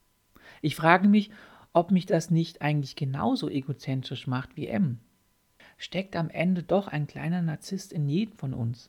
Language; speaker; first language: German; native; German